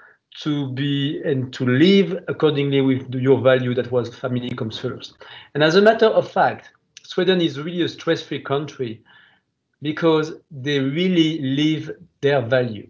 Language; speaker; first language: English; non-native, fluent; French